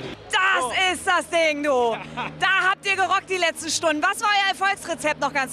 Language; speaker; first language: German; native; German